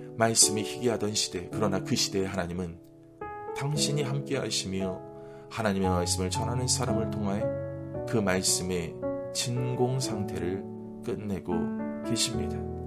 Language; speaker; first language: Korean; native; Korean